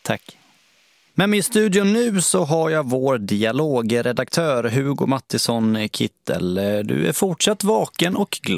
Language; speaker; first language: Swedish; native; Swedish